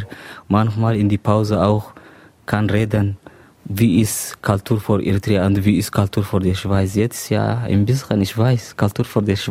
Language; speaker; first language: German; non-native, learner; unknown